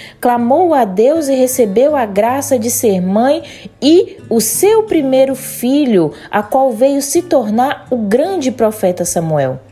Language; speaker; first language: Portuguese; native; Portuguese